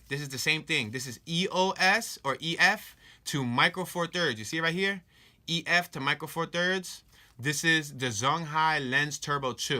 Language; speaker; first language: English; native; English